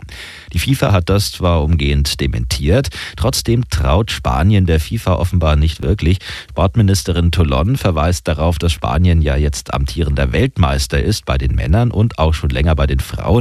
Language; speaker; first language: German; native; German